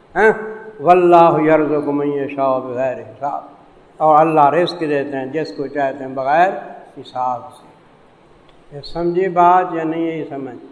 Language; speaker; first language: Urdu; non-native, local second language; Saraiki